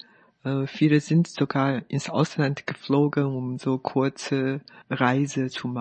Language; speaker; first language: German; non-native, fluent; Chinese